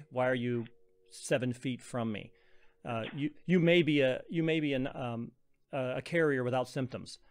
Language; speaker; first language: English; native; English